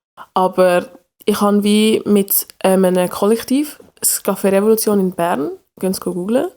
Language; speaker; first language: German; early bilingual, other home language; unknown